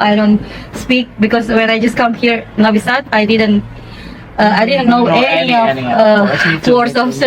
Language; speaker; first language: English; non-native, fluent; Indonesian